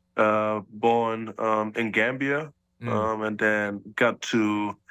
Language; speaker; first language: English; early bilingual, other home language; German